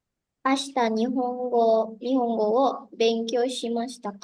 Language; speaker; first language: Japanese; non-native, learner; Indonesian